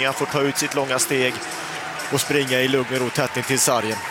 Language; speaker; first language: Swedish; native; Swedish